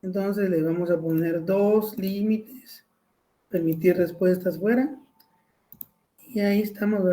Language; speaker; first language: Spanish; native; Spanish